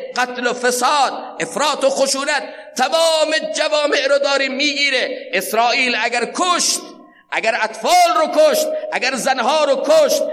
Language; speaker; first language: Persian; non-native, local second language; Central Kurdish